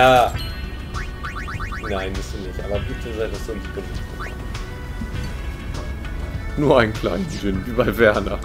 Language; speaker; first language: German; native; German